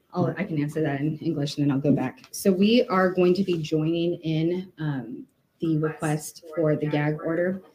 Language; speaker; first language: English; native; English